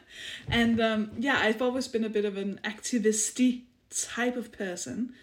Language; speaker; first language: English; non-native, fluent; Danish